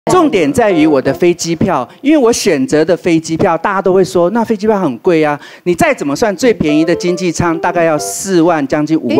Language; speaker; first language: Chinese; native; Chinese